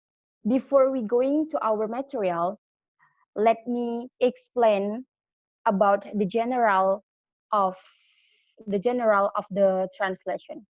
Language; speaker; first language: English; non-native, learner; Indonesian